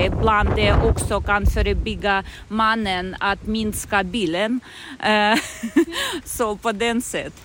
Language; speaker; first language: Swedish; non-native, learner; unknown